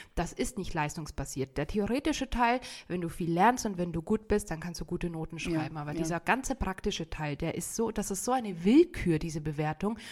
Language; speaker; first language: German; native; German